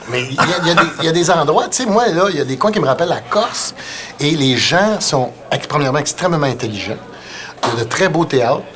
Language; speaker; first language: French; native; French